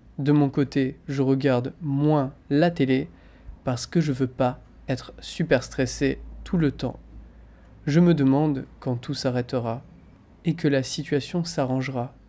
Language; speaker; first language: French; native; French